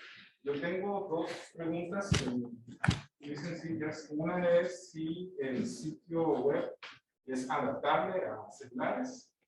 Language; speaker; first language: Spanish; native; Spanish